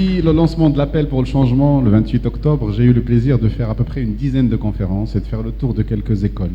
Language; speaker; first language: French; non-native, local second language; Arabic